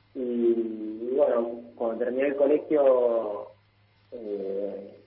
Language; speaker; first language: Spanish; early bilingual, heritage; Italian